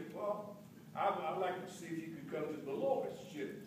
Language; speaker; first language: English; native; English